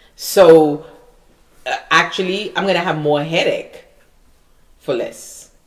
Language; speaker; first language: English; non-native, fluent; Haitian Creole